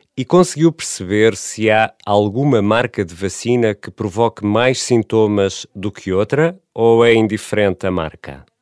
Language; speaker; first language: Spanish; non-native, learner; Portuguese